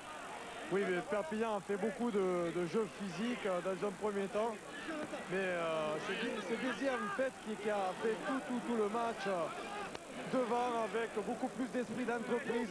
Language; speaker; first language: French; native; French